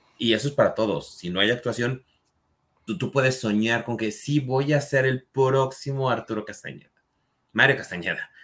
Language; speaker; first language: Spanish; native; Spanish